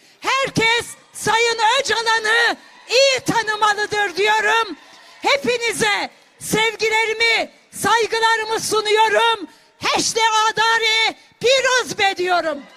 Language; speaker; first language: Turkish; non-native, local second language; Kurdish